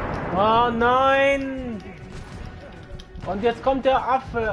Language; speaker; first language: German; native; German